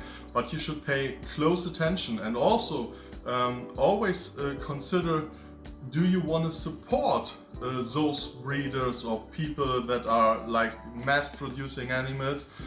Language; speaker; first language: English; non-native, fluent; German